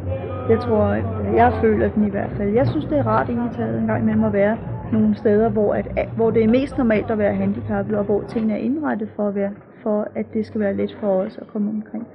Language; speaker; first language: Danish; native; Danish